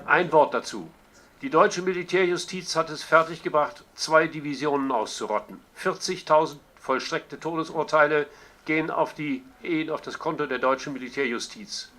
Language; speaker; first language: German; native; German